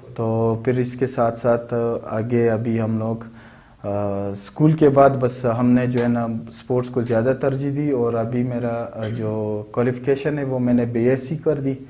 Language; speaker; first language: Urdu; non-native, local second language; Pashto